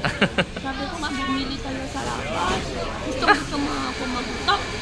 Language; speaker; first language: Filipino; non-native, learner; Chinese